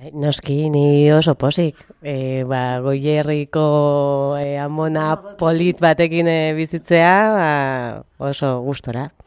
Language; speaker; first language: Basque; non-native, local second language; Spanish